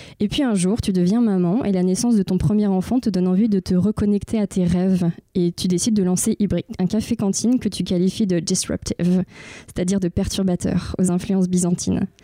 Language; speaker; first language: French; native; French